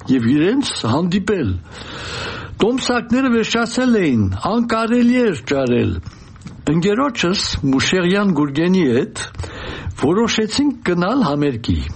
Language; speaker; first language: Armenian; early bilingual, heritage; Armenian